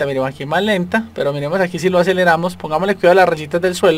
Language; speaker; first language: Spanish; native; Spanish